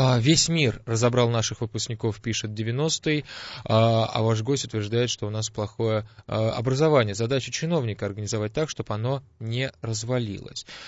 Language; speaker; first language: Russian; native; Russian